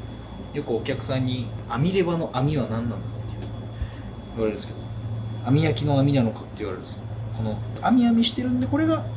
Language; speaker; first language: Japanese; native; Japanese